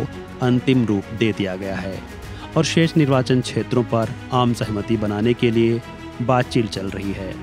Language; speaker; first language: Hindi; native; Hindi